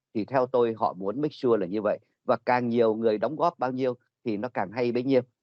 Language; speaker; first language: Vietnamese; native; Vietnamese